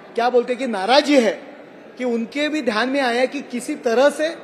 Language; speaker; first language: Hindi; non-native, local second language; Marathi